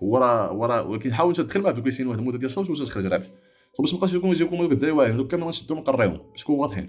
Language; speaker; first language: Arabic; native; Arabic